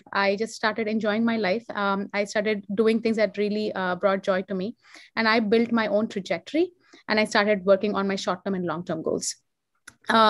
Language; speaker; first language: English; non-native, local second language; Telugu